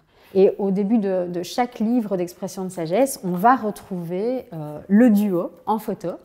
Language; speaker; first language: French; native; French